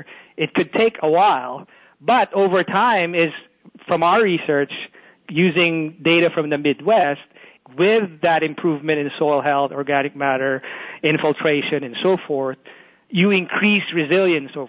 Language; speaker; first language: English; non-native, local second language; Filipino